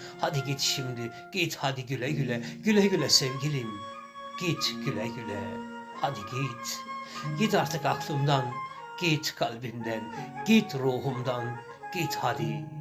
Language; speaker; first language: Turkish; native; Turkish